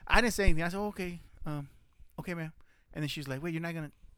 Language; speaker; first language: English; early bilingual, other home language; Spanish